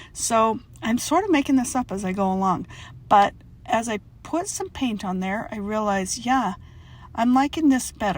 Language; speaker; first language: English; native; English